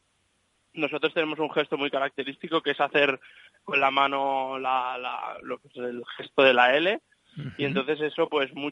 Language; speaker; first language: Spanish; native; Spanish